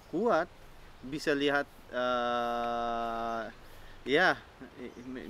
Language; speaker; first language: Indonesian; non-native, fluent; Dutch